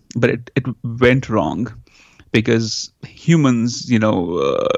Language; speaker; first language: English; non-native, local second language; Hindi